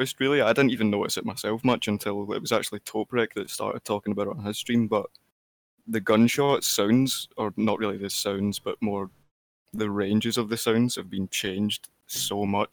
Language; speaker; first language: English; native; English